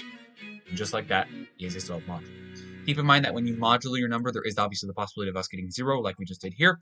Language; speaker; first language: English; native; English